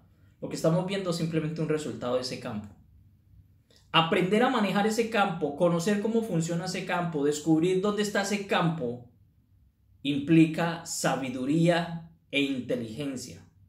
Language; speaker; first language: Spanish; native; Spanish